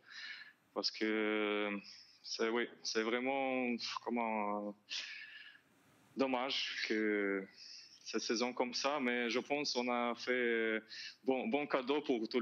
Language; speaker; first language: French; non-native, learner; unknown